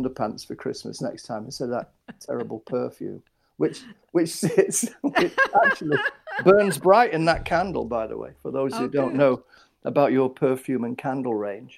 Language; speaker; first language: English; native; English